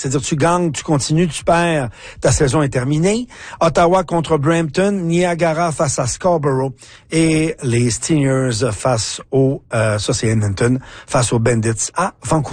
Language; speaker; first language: French; native; French